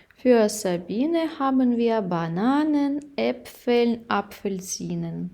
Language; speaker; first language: German; non-native, fluent; Ukrainian